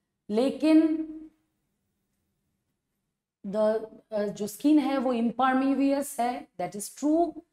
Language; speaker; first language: English; non-native, local second language; Assamese